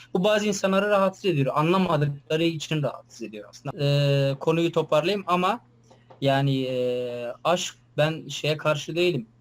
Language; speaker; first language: Turkish; non-native, local second language; Kurdish